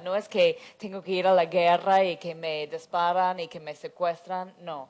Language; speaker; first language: Spanish; non-native, fluent; English